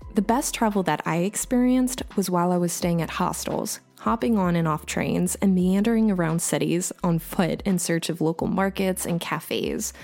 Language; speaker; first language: English; native; English